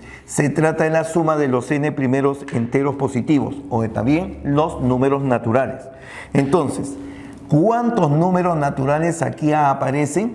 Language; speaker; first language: Spanish; native; Spanish